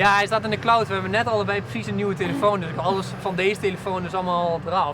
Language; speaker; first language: Dutch; native; Dutch